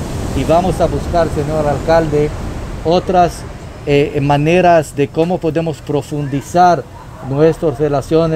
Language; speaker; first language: Spanish; non-native, fluent; Hebrew